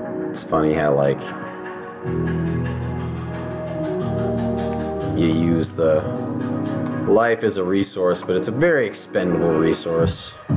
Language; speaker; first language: English; native; English